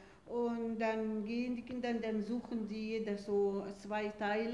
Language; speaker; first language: German; non-native, fluent; Arabic